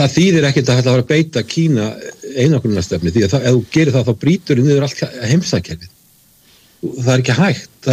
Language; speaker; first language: Icelandic; native; Icelandic